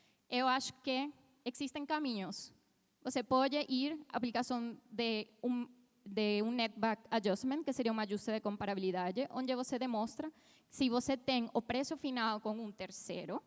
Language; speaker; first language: Portuguese; non-native, fluent; Spanish